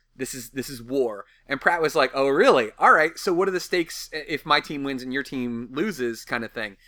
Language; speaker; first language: English; native; English